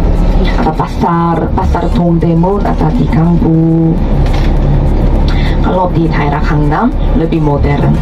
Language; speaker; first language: Indonesian; non-native, fluent; Korean